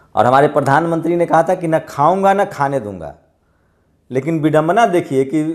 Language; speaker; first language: Hindi; native; Hindi